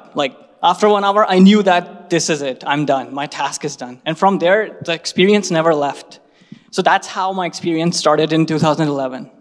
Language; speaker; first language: English; non-native, local second language; Hindi